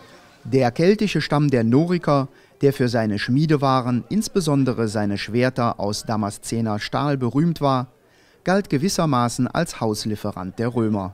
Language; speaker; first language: German; native; German